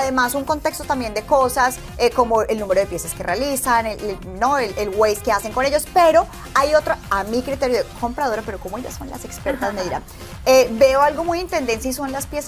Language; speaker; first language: Spanish; native; Spanish